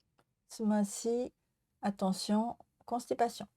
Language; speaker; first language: French; non-native, learner; Japanese